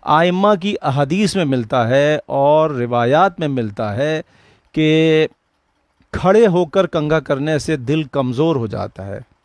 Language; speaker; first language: Hindi; native; Hindi